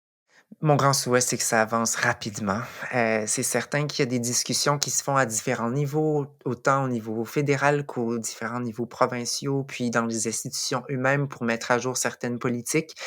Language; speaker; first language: French; native; French